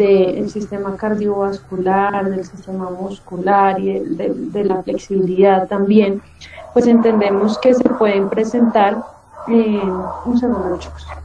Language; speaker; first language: Spanish; native; Spanish